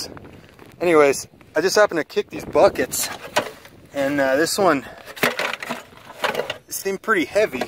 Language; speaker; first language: English; native; English